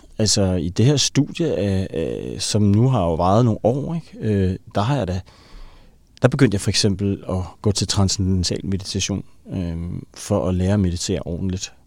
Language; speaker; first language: Danish; native; Danish